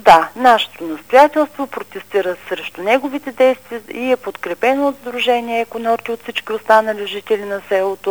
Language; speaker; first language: Bulgarian; native; Bulgarian